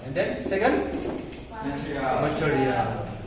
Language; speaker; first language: English; non-native, learner; Indonesian